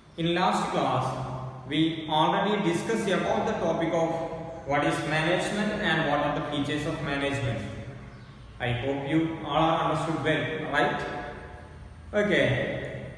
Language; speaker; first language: English; non-native, local second language; Malayalam